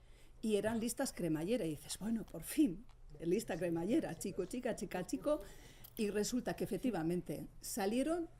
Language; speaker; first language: Spanish; native; Spanish